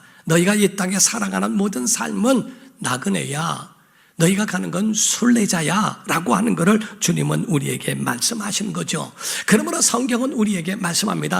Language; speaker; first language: Korean; native; Korean